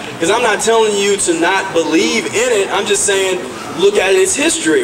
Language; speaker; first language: English; native; English